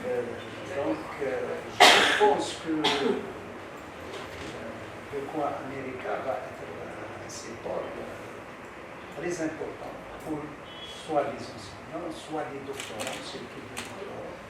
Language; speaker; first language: French; non-native, local second language; Arabic